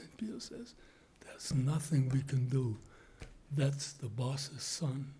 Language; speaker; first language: English; non-native, fluent; German